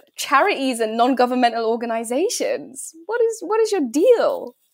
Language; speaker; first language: English; native; English